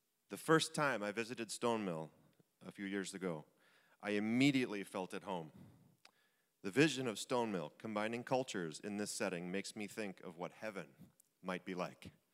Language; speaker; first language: English; native; English